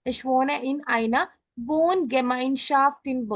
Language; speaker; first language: German; non-native, learner; Malayalam